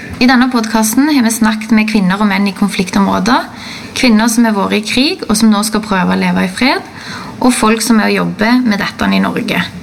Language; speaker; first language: Norwegian; native; Norwegian